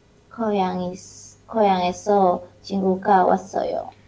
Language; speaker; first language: Korean; non-native, learner; Indonesian